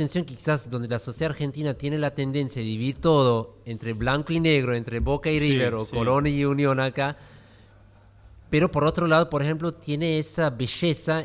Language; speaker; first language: Spanish; non-native, fluent; German